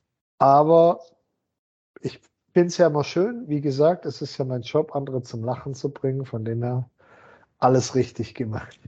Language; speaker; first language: German; native; German